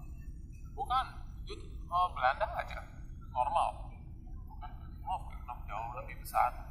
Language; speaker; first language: Indonesian; non-native, learner; Dutch